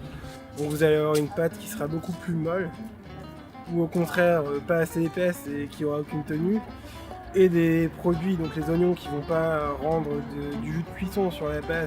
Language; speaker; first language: French; native; French